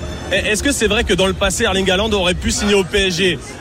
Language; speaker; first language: French; native; French